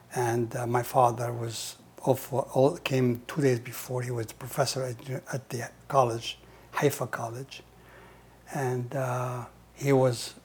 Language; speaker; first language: English; non-native, fluent; Hebrew